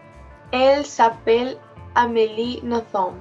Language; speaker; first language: French; non-native, learner; Spanish